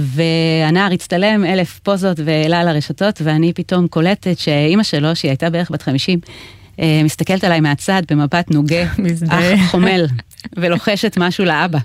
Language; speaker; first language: Hebrew; native; Hebrew